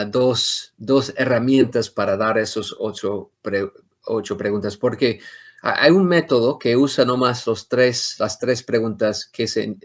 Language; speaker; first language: Spanish; non-native, fluent; English